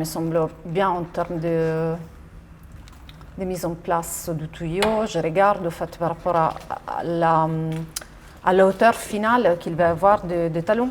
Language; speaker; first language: French; non-native, fluent; Italian